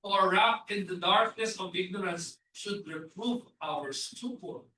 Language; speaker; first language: English; non-native, local second language; Filipino